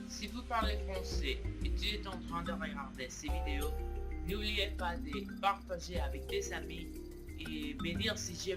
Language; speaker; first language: French; non-native, learner; Spanish